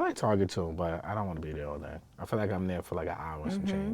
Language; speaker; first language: English; native; English